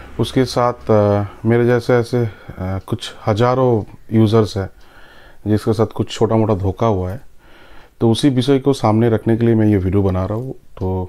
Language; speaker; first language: Hindi; native; Hindi